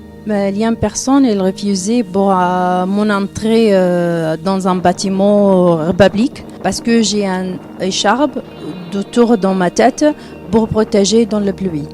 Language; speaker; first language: French; non-native, learner; Arabic